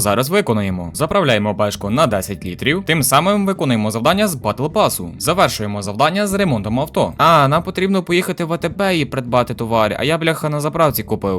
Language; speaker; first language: Ukrainian; native; Ukrainian